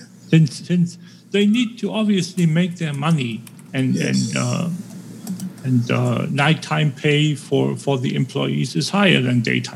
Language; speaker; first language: English; non-native, fluent; German